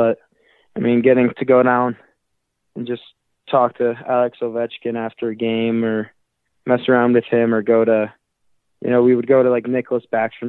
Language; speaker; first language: English; native; English